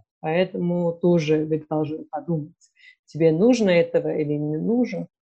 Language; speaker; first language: Russian; non-native, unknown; English